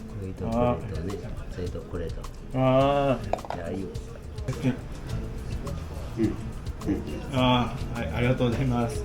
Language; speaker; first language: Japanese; non-native, learner; Korean